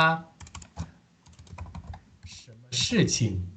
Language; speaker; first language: Chinese; non-native, fluent; Indonesian